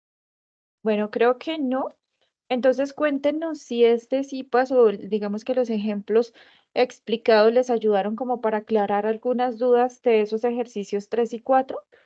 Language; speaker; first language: Spanish; native; Spanish